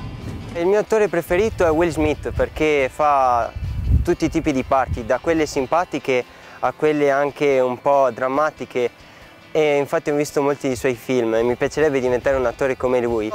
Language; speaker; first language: Italian; native; Italian